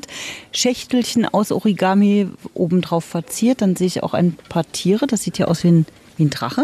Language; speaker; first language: German; native; German